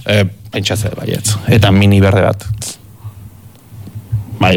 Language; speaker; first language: Basque; native; Basque